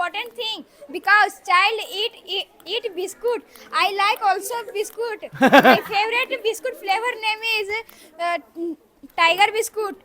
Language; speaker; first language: English; non-native, learner; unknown